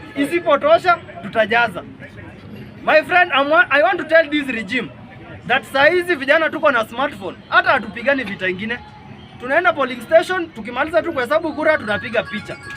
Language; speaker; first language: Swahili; non-native, local second language; Kalenjin